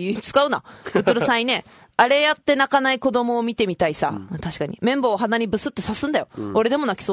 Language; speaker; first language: Japanese; native; Japanese